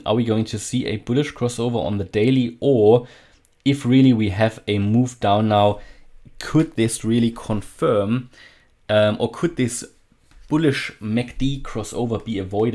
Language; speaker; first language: English; non-native, fluent; German